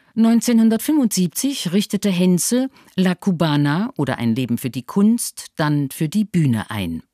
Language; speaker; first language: German; native; German